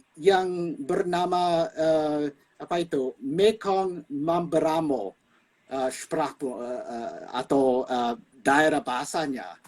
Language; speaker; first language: Indonesian; non-native, fluent; English